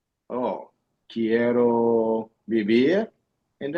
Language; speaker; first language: Spanish; non-native, learner; English